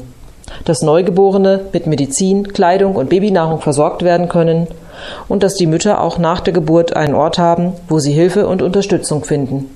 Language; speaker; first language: German; native; German